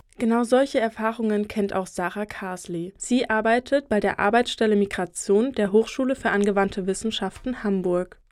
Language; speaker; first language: German; native; German